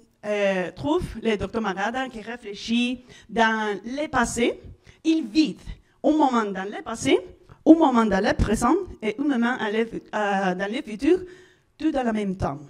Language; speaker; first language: French; non-native, learner; Spanish